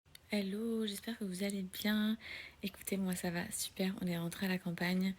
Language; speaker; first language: French; native; French